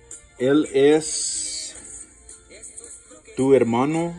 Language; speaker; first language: Spanish; non-native, learner; English